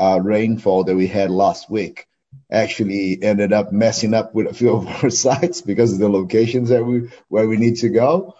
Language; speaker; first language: English; non-native, fluent; Portuguese